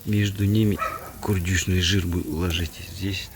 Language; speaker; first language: Russian; non-native, local second language; Kazakh